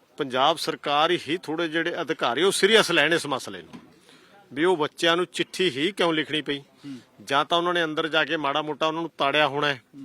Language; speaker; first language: Punjabi; native; Punjabi